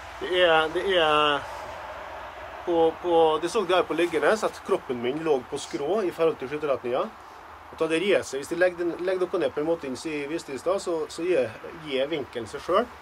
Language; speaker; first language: Norwegian; native; Norwegian